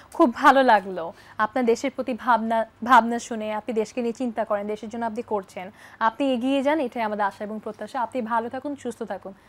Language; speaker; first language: Bangla; native; Bangla